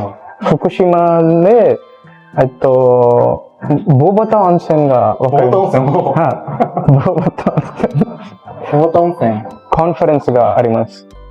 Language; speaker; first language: Japanese; non-native, learner; Telugu